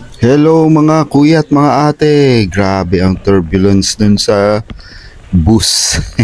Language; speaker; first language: Filipino; native; Filipino